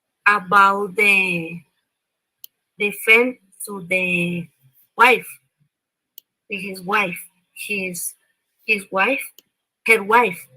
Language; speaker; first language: English; non-native, learner; Spanish